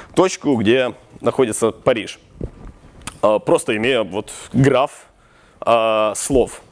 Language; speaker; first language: Russian; non-native, local second language; Ukrainian